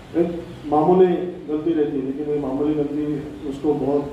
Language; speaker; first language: Hindi; non-native, local second language; Marathi